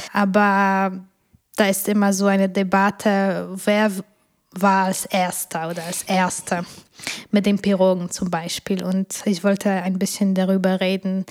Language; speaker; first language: German; non-native, fluent; Polish